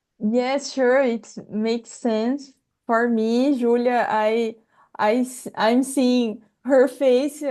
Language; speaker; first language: English; non-native, fluent; Portuguese